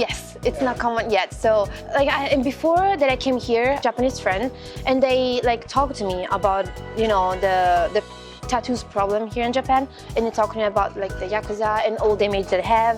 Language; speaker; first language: English; non-native, fluent; Italian